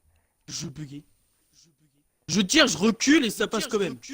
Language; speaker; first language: French; native; French